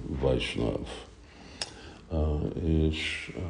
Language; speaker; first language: Hungarian; early bilingual, heritage; Hungarian